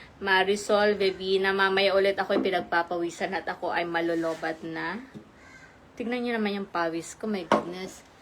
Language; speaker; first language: Filipino; non-native, local second language; Iloko